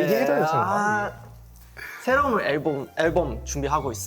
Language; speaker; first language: Korean; non-native, fluent; Chinese